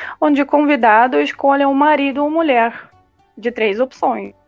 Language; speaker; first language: Portuguese; non-native, fluent; Russian